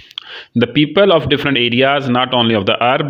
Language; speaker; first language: English; non-native, local second language; Urdu